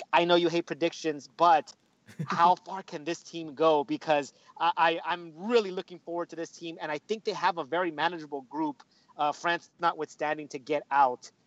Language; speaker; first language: English; early bilingual, other home language; Spanish